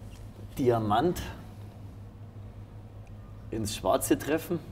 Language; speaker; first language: German; native; German